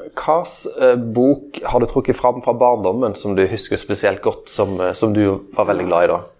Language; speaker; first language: Norwegian; native; Norwegian